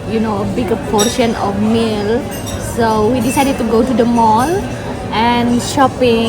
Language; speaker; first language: English; non-native, fluent; Indonesian